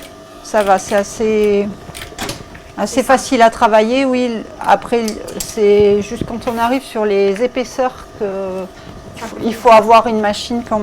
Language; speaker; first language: French; native; French